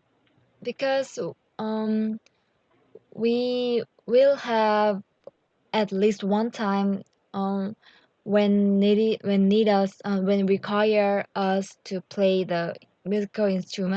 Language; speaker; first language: English; non-native, learner; Korean